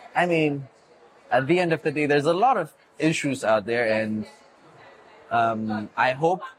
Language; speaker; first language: English; non-native, fluent; Amharic